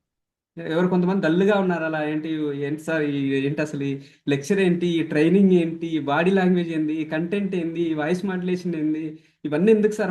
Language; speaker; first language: Telugu; native; Telugu